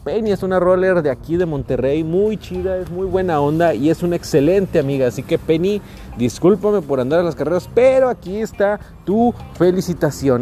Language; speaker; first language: Spanish; native; Spanish